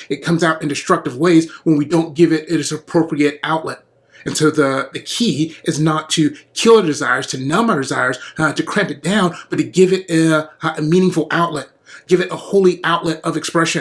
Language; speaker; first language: English; native; English